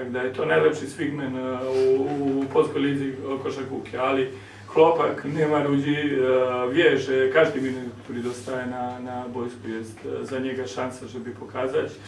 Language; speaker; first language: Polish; non-native, learner; Serbian